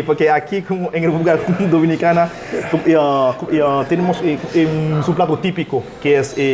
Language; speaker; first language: Spanish; non-native, fluent; Haitian Creole